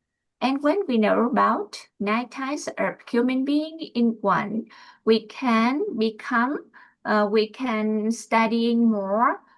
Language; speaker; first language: English; non-native, learner; Vietnamese